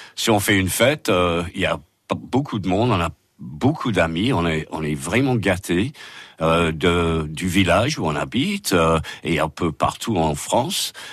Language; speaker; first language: French; non-native, fluent; English